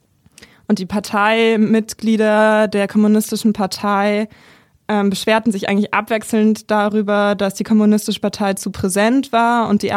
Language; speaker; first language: German; native; German